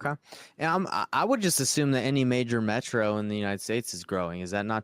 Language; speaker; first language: English; native; English